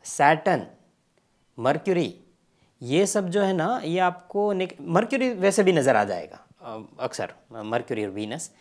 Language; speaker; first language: Hindi; non-native, local second language; Gujarati